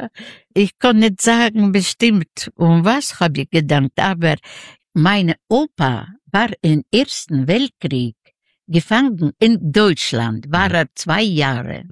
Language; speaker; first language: German; non-native, learner; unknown